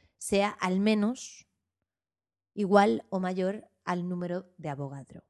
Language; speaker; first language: Spanish; native; Spanish